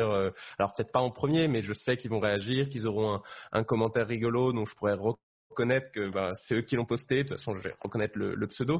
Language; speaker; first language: French; native; French